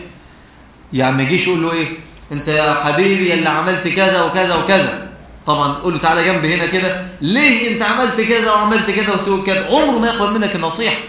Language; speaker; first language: Arabic; native; Arabic